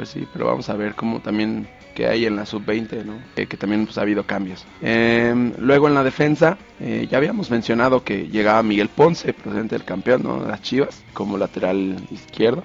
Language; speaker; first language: Spanish; native; Spanish